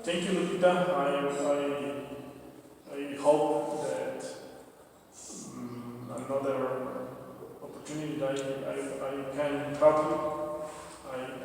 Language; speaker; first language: English; non-native, learner; Spanish